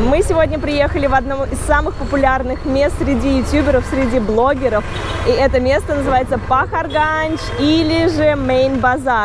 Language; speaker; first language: Russian; native; Russian